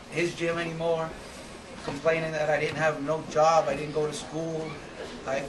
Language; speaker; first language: English; native; English